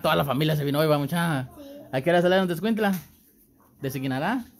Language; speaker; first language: Spanish; native; Spanish